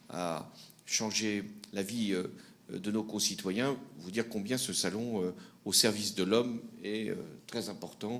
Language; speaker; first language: French; native; French